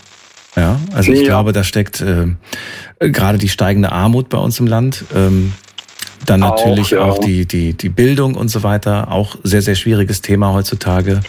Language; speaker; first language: German; native; German